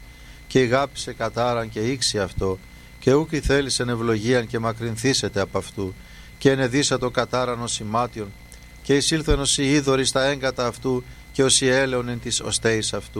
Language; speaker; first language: Greek; native; Greek